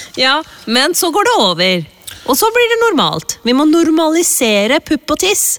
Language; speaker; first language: Norwegian; early bilingual, other home language; Urdu